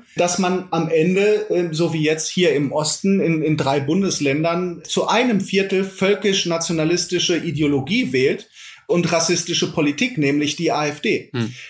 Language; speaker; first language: German; native; German